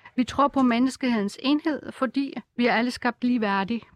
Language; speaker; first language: Danish; non-native, fluent; German